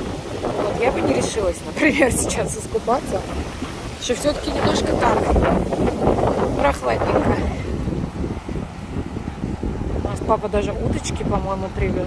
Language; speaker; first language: Russian; native; Russian